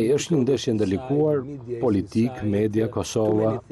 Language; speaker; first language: Albanian; native; Albanian